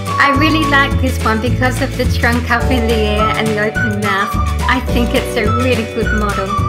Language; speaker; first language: English; native; English